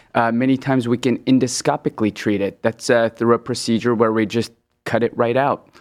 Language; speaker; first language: English; early bilingual, other home language; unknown